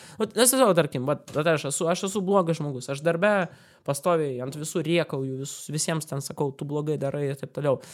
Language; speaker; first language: Lithuanian; non-native, local second language; Russian